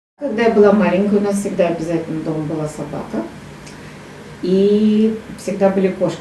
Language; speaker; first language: Russian; native; Russian